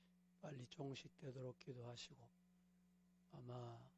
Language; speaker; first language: Korean; native; Korean